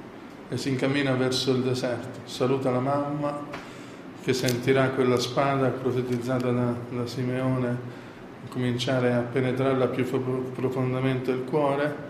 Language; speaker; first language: Italian; native; Italian